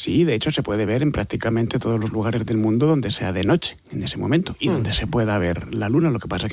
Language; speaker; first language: Spanish; native; Spanish